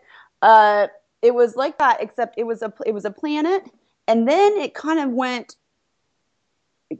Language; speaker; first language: English; native; English